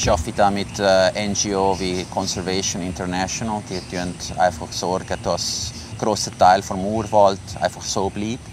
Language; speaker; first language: German; non-native, local second language; Italian